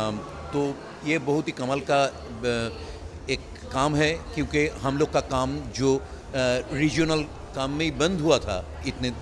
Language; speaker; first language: Hindi; non-native, local second language; Bangla